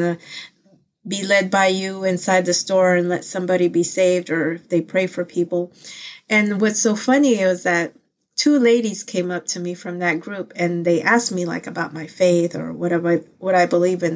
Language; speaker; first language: English; early bilingual, other home language; Pangasinan